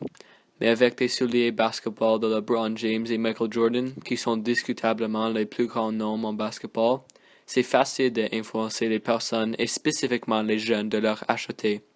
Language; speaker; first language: French; non-native, learner; English